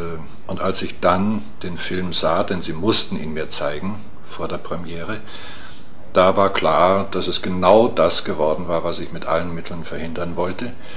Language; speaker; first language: German; native; German